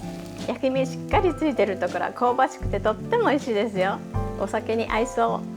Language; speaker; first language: Japanese; native; Japanese